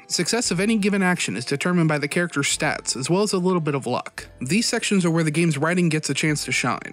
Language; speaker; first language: English; native; English